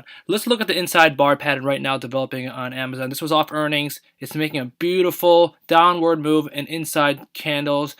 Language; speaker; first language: English; native; English